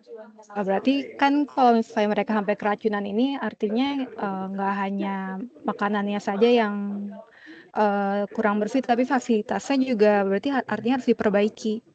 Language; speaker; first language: Indonesian; native; Indonesian